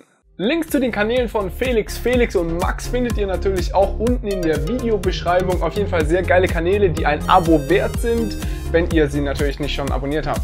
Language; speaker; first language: German; native; German